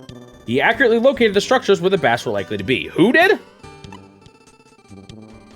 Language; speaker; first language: English; native; English